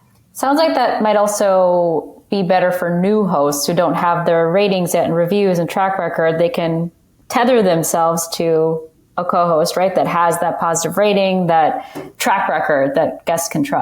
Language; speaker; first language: English; native; English